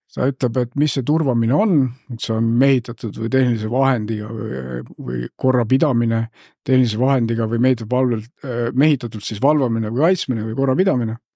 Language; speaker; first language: Estonian; native; Estonian